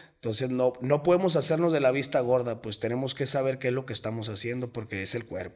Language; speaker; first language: Spanish; native; Spanish